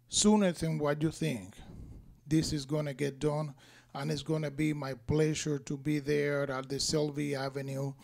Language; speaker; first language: English; non-native, fluent; Spanish